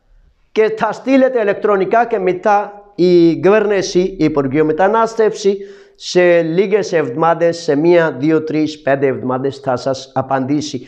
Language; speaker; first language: Greek; non-native, fluent; Urdu